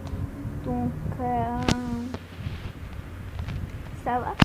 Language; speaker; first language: French; non-native, learner; Arabic